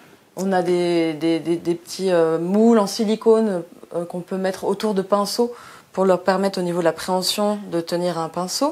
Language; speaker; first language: French; native; French